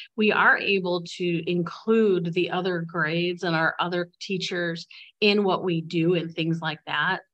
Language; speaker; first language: English; native; English